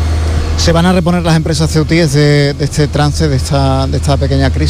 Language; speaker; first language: Spanish; native; Spanish